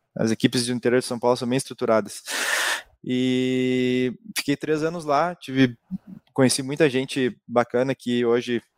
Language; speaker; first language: Portuguese; native; Portuguese